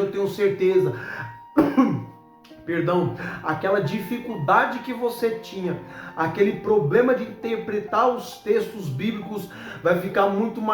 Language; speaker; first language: Portuguese; native; Portuguese